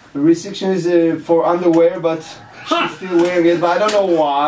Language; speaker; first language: English; non-native, fluent; Turkish